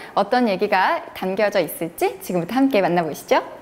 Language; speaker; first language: Korean; native; Korean